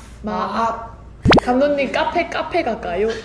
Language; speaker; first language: Korean; native; Korean